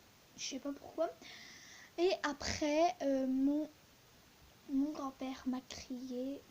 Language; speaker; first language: French; early bilingual, other home language; Turkish